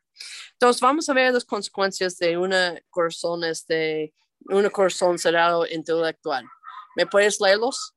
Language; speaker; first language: Spanish; non-native, fluent; English